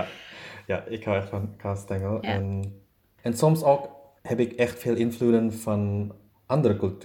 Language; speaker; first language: Dutch; non-native, learner; German